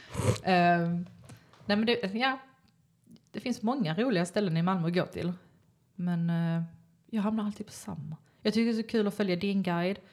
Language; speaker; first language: Swedish; native; Swedish